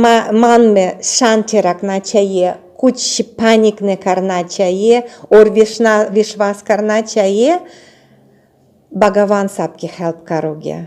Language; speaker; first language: Hindi; non-native, learner; Russian